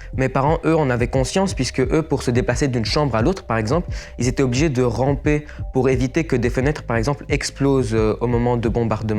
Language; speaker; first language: French; early bilingual, other home language; Arabic